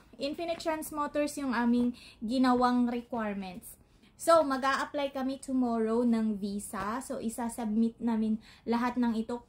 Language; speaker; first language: Filipino; native; Filipino